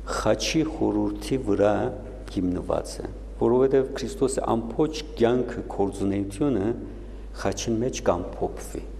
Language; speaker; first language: Armenian; early bilingual, heritage; Armenian